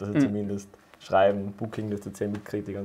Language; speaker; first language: German; native; German